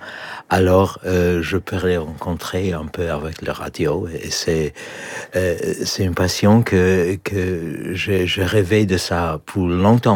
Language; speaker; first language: French; non-native, fluent; English